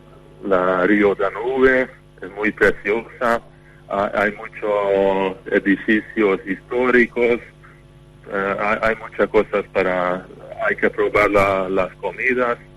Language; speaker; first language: Spanish; non-native, fluent; Hungarian